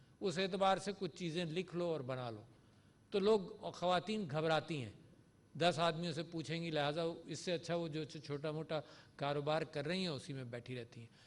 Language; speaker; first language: Urdu; native; Urdu